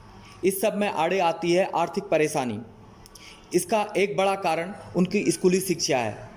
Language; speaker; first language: Hindi; native; Hindi